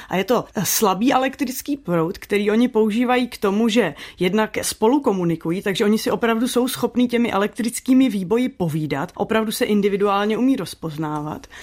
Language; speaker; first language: Czech; native; Czech